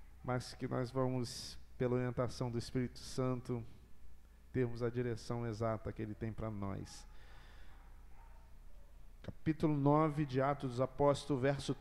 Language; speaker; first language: Portuguese; native; Portuguese